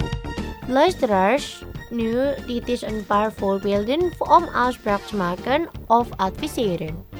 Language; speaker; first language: Dutch; non-native, learner; Indonesian